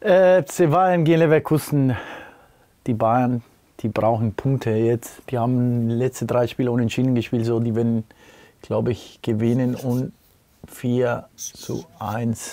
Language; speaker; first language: German; non-native, fluent; Spanish